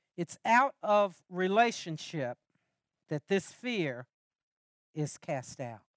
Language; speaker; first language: English; native; English